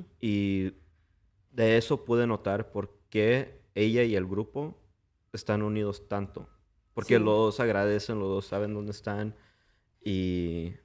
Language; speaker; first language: Spanish; early bilingual, heritage; English